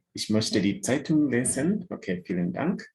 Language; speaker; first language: German; non-native, fluent; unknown